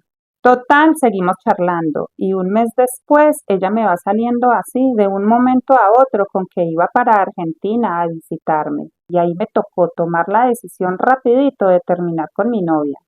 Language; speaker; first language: Spanish; native; Spanish